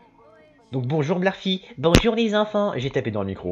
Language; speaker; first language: French; native; French